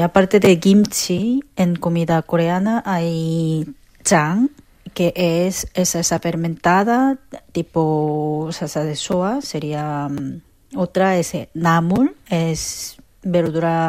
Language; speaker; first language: Spanish; non-native, learner; Korean